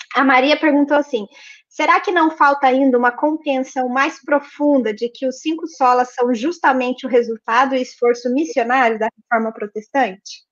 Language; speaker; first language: Portuguese; native; Portuguese